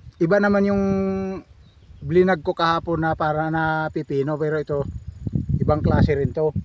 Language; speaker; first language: Filipino; non-native, local second language; Surigaonon